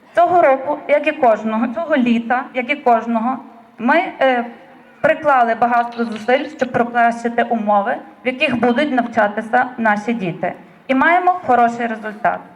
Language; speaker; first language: Ukrainian; native; Ukrainian